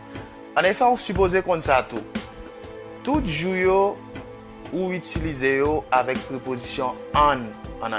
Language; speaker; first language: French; non-native, local second language; Haitian Creole